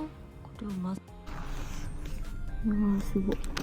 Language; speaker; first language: Japanese; native; Japanese